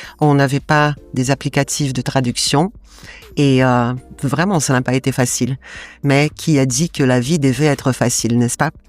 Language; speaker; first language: French; non-native, fluent; Portuguese